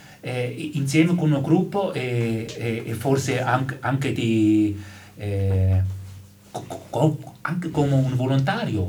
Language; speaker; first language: Italian; non-native, learner; German